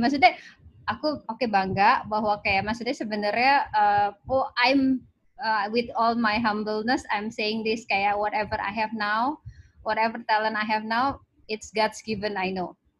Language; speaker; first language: English; non-native, local second language; Indonesian